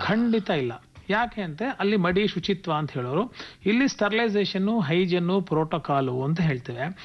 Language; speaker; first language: Kannada; native; Kannada